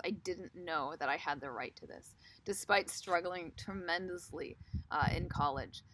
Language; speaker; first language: English; native; English